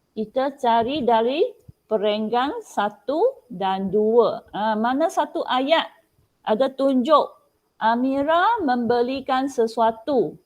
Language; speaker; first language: Malay; non-native, local second language; Chinese